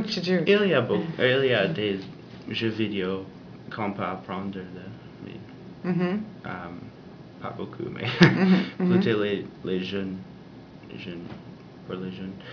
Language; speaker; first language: French; non-native, learner; English